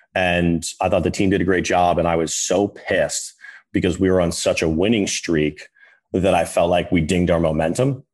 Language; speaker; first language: English; native; English